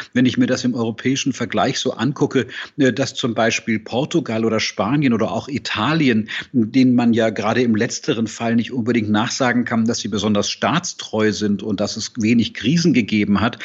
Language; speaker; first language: German; native; German